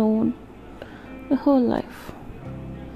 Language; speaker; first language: English; non-native, local second language; Hindi